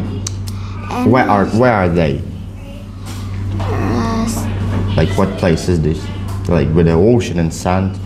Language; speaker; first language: English; non-native, fluent; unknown